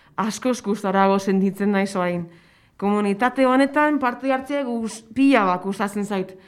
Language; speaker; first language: Basque; non-native, learner; English